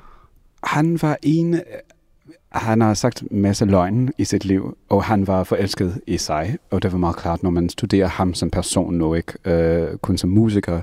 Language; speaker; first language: Danish; non-native, fluent; English